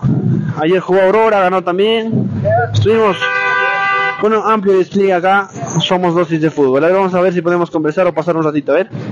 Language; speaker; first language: Spanish; native; Spanish